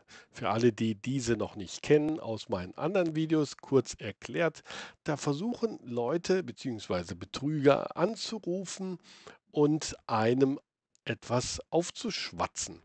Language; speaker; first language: German; native; German